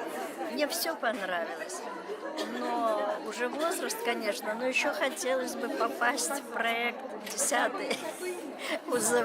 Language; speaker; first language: Russian; native; Russian